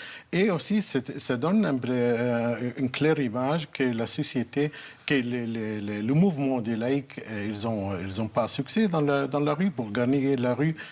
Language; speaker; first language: French; non-native, fluent; Arabic